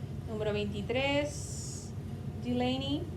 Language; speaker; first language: Spanish; non-native, fluent; English